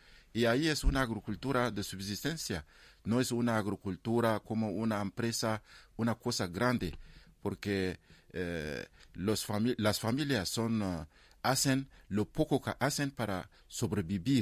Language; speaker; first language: Spanish; non-native, fluent; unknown